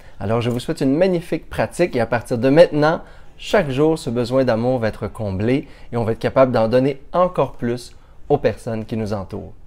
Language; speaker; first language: French; native; French